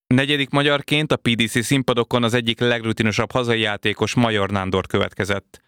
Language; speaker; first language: Hungarian; native; Hungarian